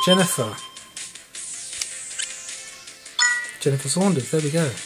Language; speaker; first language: English; native; English